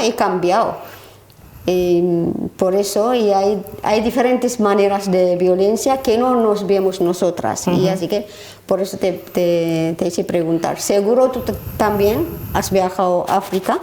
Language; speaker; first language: Spanish; non-native, learner; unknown